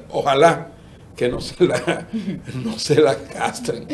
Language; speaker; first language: Spanish; native; Spanish